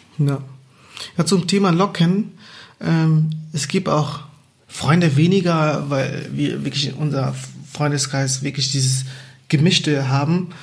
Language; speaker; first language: German; non-native, fluent; Portuguese